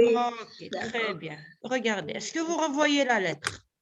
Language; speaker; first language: French; non-native, local second language; Arabic